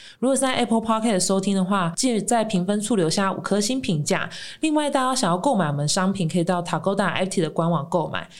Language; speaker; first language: Chinese; native; Chinese